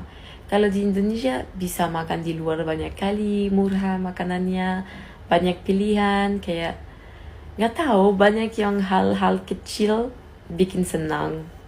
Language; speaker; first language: Indonesian; non-native, fluent; French